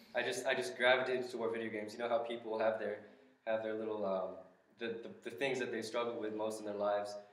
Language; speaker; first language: English; native; English